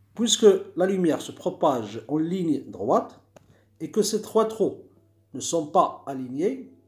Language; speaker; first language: French; non-native, local second language; Arabic